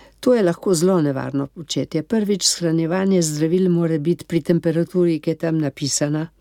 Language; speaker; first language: Slovenian; native; Slovenian